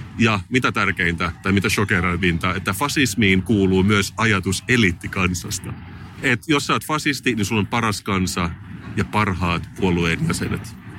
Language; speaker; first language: Finnish; native; Finnish